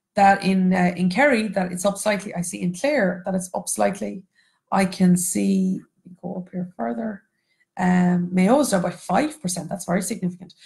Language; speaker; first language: English; native; English